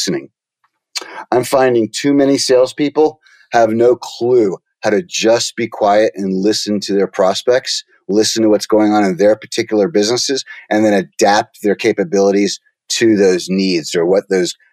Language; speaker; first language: English; native; English